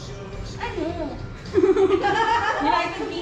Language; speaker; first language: English; non-native, local second language; Filipino